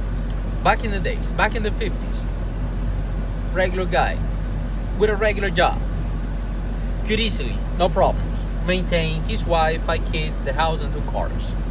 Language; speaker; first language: English; non-native, fluent; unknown